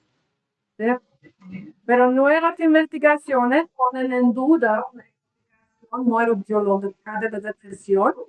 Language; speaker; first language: Spanish; non-native, learner; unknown